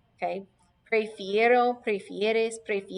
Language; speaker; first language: Spanish; non-native, fluent; English